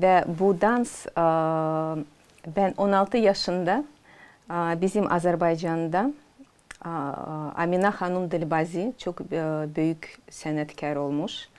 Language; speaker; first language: Turkish; non-native, learner; Azerbaijani